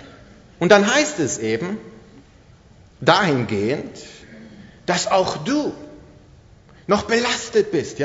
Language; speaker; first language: German; native; German